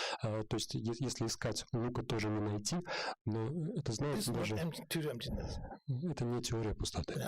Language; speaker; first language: Russian; native; Russian